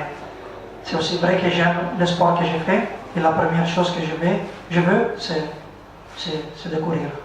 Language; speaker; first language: French; non-native, learner; Italian